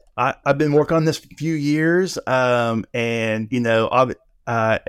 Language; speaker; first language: English; native; English